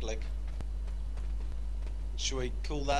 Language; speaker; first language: English; native; English